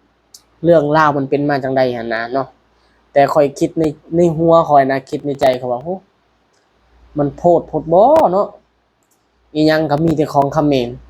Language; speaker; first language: Thai; non-native, local second language; Lao